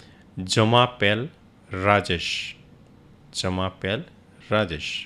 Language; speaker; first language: French; non-native, fluent; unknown